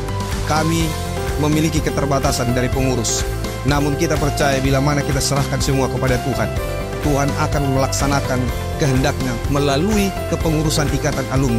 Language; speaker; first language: Indonesian; native; Indonesian